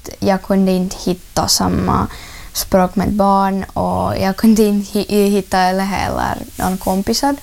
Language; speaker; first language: Swedish; early bilingual, other home language; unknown